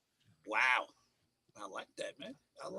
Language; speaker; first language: English; native; English